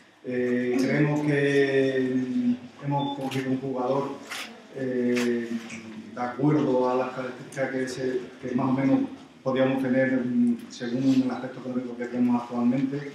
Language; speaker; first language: Spanish; native; Spanish